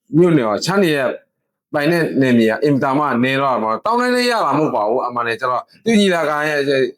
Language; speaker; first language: Burmese; non-native, local second language; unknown